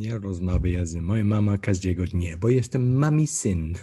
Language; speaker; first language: Polish; non-native, learner; English